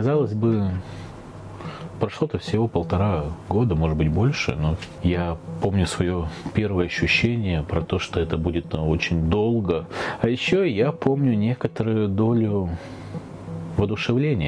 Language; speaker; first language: Russian; native; Russian